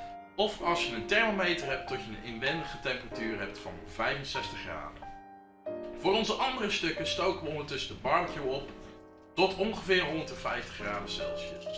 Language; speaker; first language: Dutch; native; Dutch